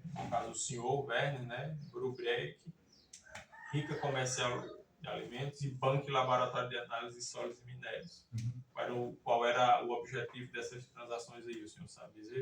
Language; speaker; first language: Portuguese; native; Portuguese